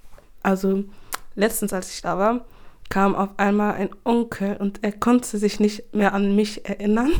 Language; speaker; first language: German; early bilingual, other home language; English